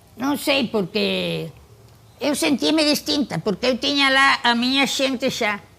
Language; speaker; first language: Galician; early bilingual, heritage; Galician